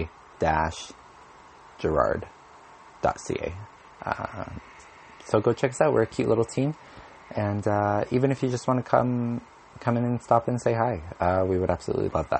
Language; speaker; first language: English; native; English